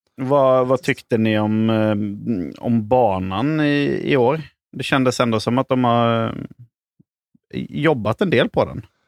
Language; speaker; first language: Swedish; native; Swedish